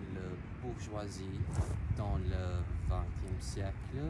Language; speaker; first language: French; non-native, learner; English